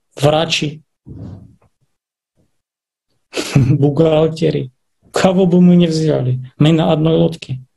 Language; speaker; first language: Russian; non-native, fluent; Czech